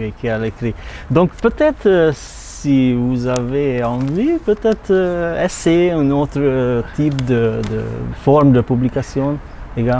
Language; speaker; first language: French; non-native, learner; Hungarian